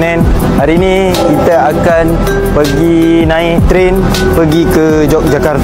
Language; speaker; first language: Malay; native; Malay